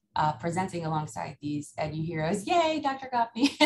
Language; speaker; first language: English; native; English